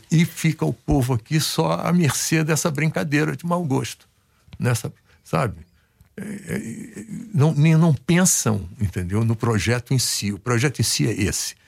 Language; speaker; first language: Portuguese; native; Portuguese